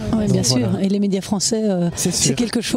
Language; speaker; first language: French; native; French